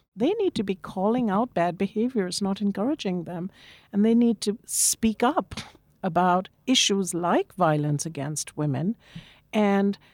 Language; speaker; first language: English; non-native, local second language; Bangla